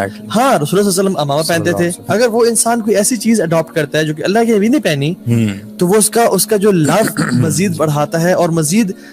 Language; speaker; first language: Urdu; native; Urdu